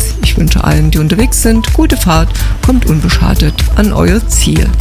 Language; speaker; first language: German; native; German